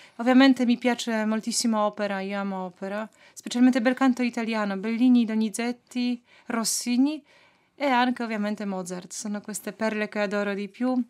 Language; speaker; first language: Italian; non-native, fluent; Polish